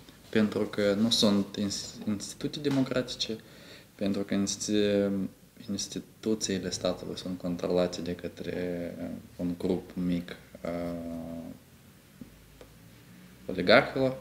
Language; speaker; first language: Romanian; non-native, local second language; Russian